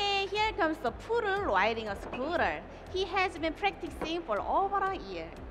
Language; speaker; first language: English; non-native, learner; Korean